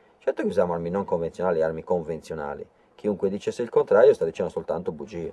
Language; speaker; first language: Italian; native; Italian